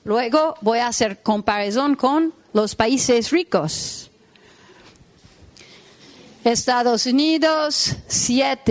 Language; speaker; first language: Spanish; non-native, fluent; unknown